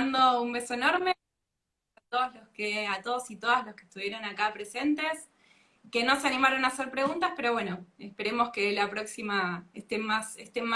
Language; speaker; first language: Spanish; native; Spanish